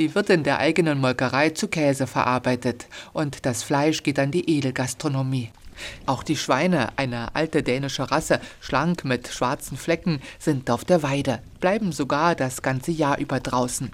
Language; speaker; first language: German; native; German